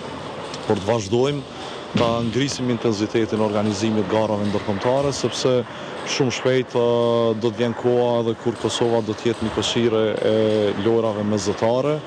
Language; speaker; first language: Albanian; native; Albanian